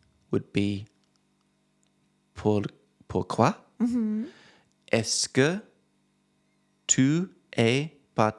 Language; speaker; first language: French; non-native, learner; English